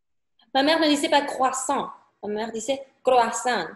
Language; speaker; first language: French; non-native, fluent; Spanish